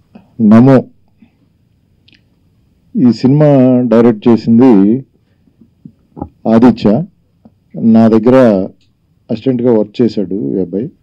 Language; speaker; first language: Telugu; native; Telugu